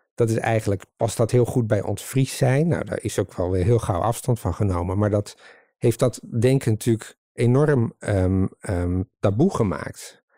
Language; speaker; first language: Dutch; native; Dutch